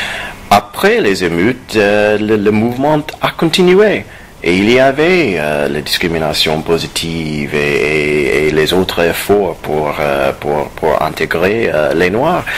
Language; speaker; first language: French; non-native, fluent; English